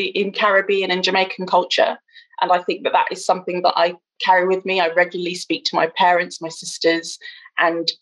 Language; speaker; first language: English; native; English